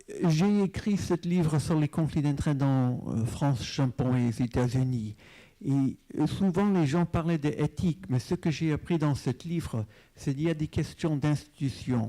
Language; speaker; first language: French; non-native, fluent; English